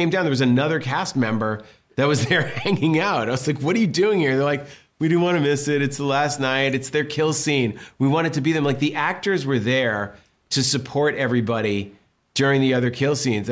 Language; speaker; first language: English; native; English